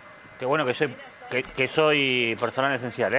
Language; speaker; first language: Spanish; native; Spanish